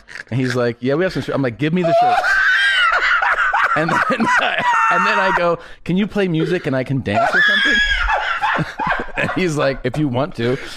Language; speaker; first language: English; early bilingual, other home language; Spanish